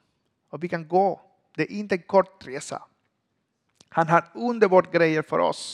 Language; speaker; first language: Swedish; non-native, learner; Spanish